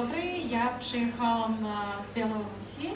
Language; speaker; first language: Polish; non-native, learner; Russian